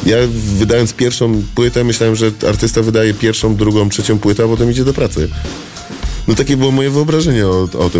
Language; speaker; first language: Polish; native; Polish